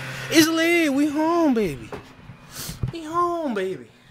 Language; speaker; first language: English; early bilingual, other home language; Spanish